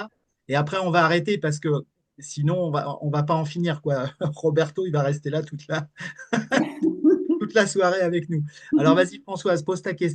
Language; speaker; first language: French; native; French